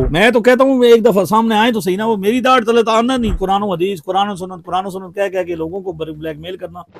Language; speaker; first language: Urdu; non-native, local second language; Punjabi